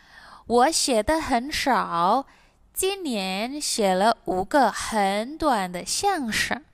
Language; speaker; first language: Chinese; non-native, fluent; Indonesian